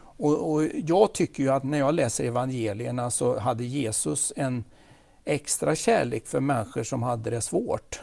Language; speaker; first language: Swedish; native; Swedish